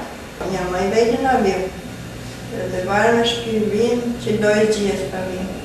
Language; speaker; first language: Portuguese; non-native, local second language; Ukrainian